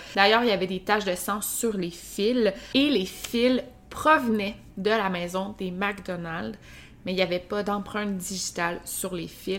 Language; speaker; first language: French; native; French